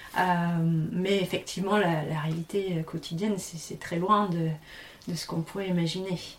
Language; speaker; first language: French; non-native, fluent; English